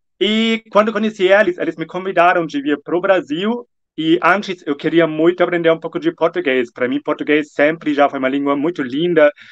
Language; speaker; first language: Portuguese; non-native, fluent; German